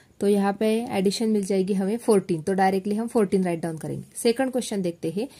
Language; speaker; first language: Hindi; non-native, local second language; Marathi